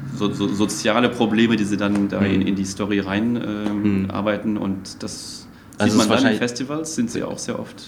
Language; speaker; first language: German; non-native, local second language; Luxembourgish